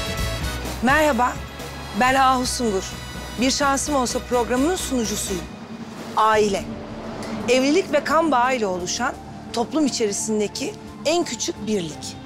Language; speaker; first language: Turkish; native; Turkish